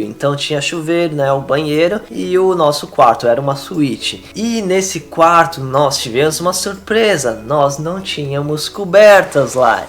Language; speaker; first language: Portuguese; native; Portuguese